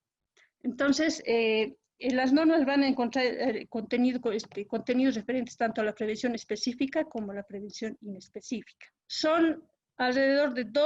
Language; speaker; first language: Spanish; native; Spanish